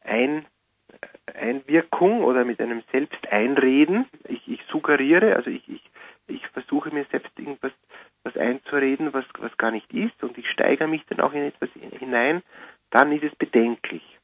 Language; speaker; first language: German; native; German